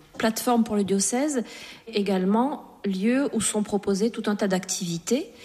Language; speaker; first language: French; native; French